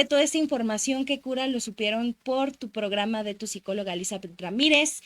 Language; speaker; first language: Spanish; native; Spanish